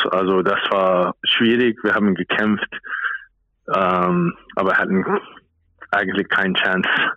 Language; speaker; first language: German; non-native, fluent; English